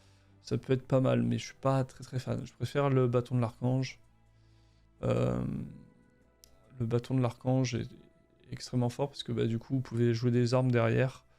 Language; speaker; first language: French; native; French